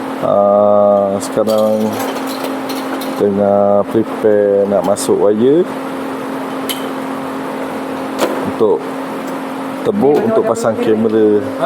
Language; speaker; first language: Malay; native; Malay